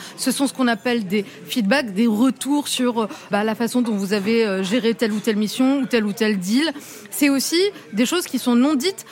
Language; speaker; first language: French; non-native, local second language; Arabic